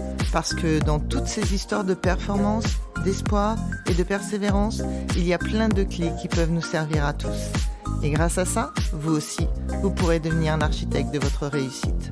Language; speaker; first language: French; native; French